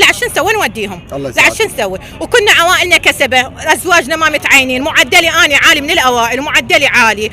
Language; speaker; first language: Arabic; native; Arabic